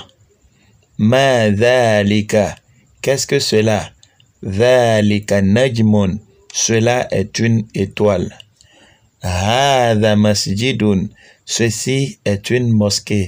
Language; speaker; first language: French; non-native, local second language; Fon